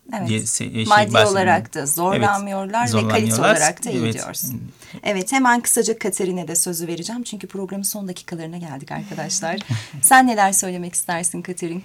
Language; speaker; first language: Turkish; native; Turkish